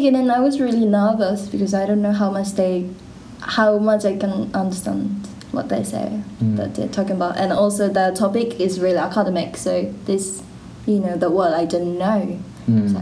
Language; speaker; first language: English; non-native, learner; Japanese